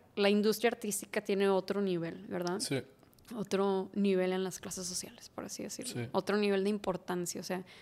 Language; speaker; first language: Spanish; native; Spanish